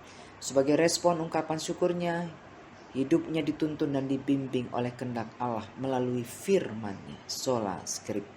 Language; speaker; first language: Indonesian; non-native, local second language; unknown